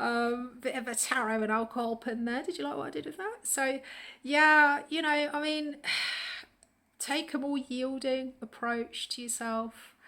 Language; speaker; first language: English; native; English